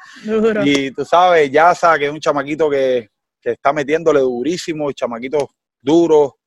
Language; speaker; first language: Spanish; native; Spanish